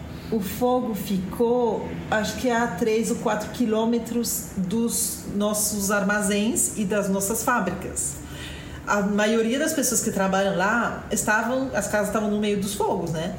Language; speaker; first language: Portuguese; non-native, fluent; French